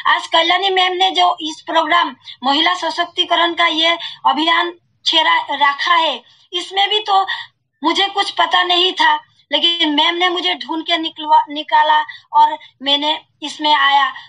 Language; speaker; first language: Hindi; non-native, local second language; Assamese